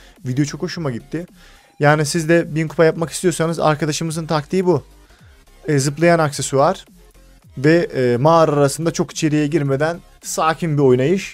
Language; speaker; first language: Turkish; native; Turkish